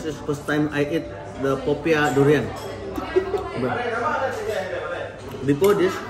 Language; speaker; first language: English; non-native, learner; Malay